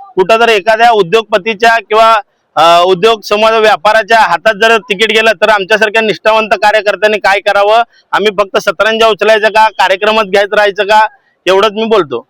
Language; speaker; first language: Marathi; native; Marathi